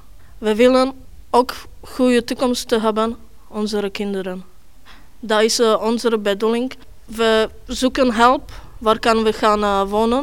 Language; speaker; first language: Dutch; non-native, learner; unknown